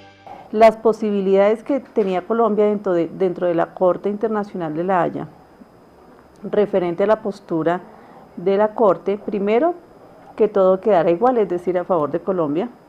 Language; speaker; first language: Spanish; native; Spanish